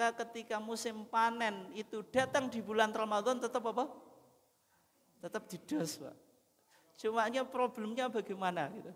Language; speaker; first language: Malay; non-native, local second language; Javanese